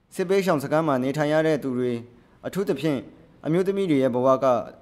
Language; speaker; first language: Burmese; non-native, local second language; Hakha Chin